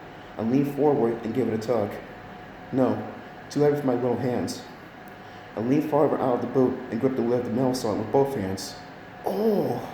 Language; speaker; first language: English; native; English